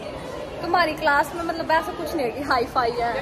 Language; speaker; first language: Hindi; native; Hindi